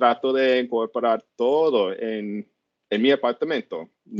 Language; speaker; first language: Spanish; non-native, learner; English